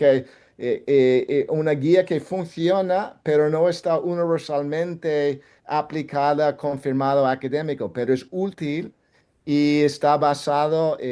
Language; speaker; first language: Spanish; non-native, fluent; English